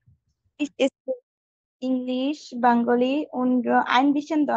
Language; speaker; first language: German; non-native, learner; Bangla